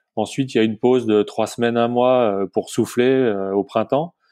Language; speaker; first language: French; native; French